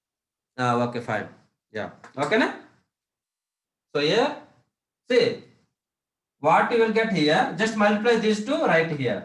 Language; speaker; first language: English; non-native, local second language; Telugu